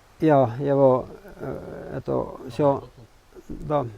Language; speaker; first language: Russian; non-native, learner; Estonian